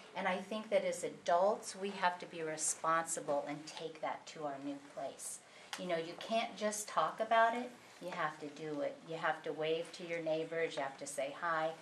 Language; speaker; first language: English; native; English